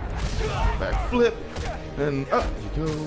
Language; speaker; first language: English; native; English